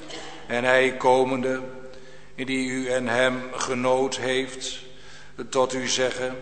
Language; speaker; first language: Dutch; native; Dutch